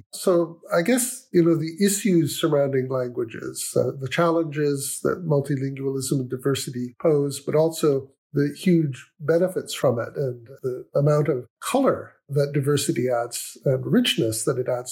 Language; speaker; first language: English; native; English